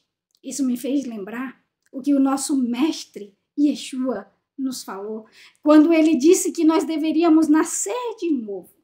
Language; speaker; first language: Portuguese; native; Portuguese